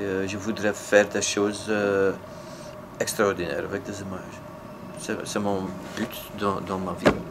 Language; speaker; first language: French; non-native, local second language; Dutch